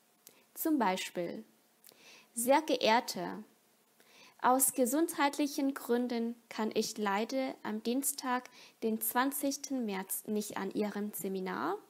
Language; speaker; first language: German; non-native, fluent; Vietnamese